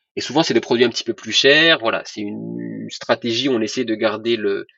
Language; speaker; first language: French; non-native, local second language; Arabic